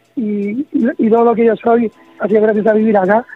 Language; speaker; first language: Spanish; native; Spanish